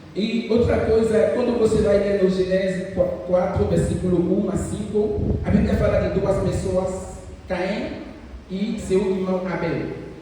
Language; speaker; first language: Portuguese; non-native, fluent; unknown